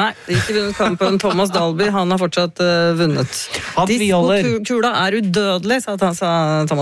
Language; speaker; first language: Norwegian; native; Norwegian